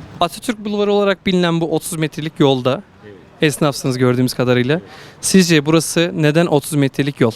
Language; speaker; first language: Turkish; native; Turkish